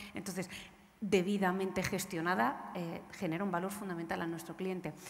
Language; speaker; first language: Spanish; native; Spanish